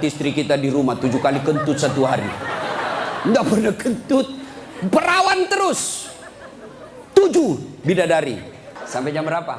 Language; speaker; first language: Indonesian; native; Indonesian